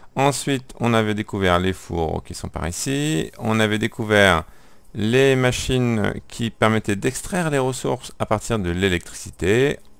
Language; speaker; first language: French; native; French